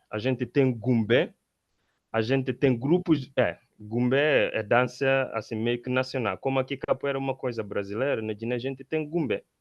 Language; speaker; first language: Portuguese; non-native, local second language; Upper Guinea Crioulo